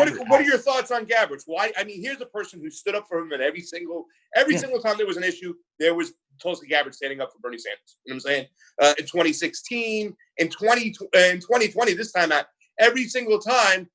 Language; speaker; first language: English; native; English